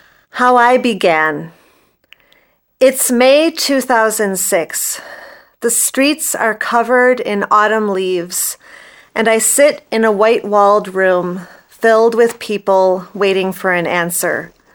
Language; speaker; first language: English; native; English